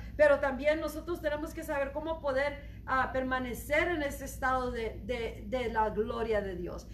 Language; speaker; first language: Spanish; early bilingual, heritage; Spanish